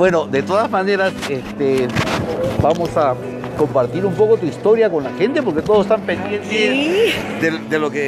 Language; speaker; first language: Spanish; native; Spanish